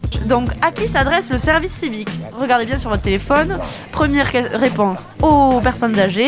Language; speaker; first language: French; native; French